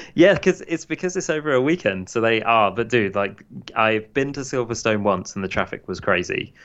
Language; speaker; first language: English; native; English